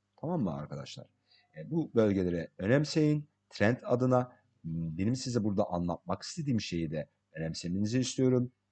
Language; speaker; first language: Turkish; early bilingual, heritage; English